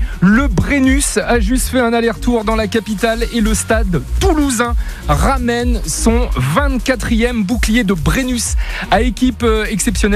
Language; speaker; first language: French; native; French